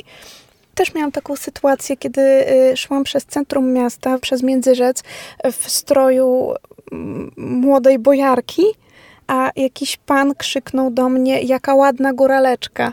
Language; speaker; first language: Polish; native; Polish